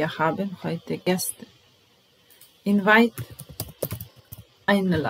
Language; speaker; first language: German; non-native, fluent; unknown